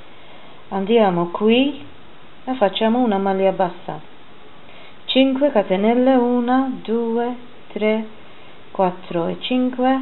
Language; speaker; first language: Italian; non-native, fluent; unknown